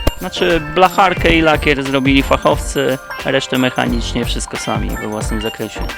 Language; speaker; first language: Polish; native; Polish